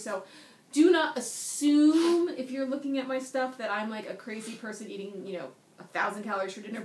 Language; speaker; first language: English; native; English